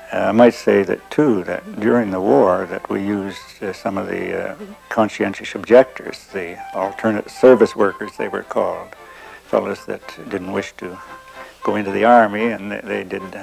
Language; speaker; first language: English; native; English